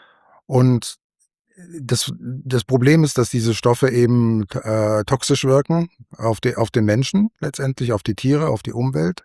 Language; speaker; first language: German; native; German